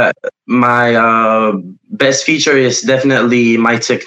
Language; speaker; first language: English; non-native, fluent; Polish